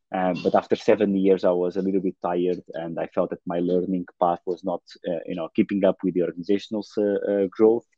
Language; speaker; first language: English; non-native, fluent; Portuguese